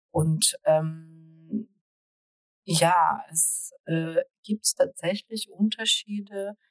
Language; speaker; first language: German; early bilingual, other home language; Russian